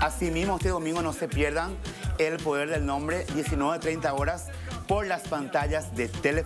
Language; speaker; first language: Spanish; native; Spanish